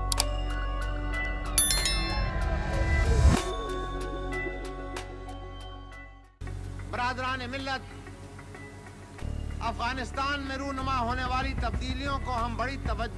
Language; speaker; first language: Urdu; non-native, local second language; Punjabi